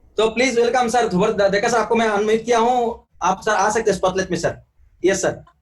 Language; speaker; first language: Hindi; non-native, local second language; Assamese